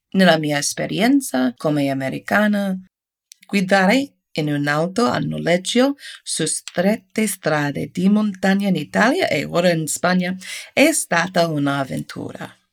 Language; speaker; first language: Italian; non-native, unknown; English